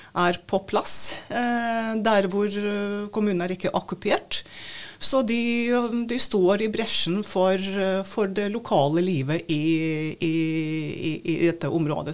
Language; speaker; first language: Norwegian; non-native, fluent; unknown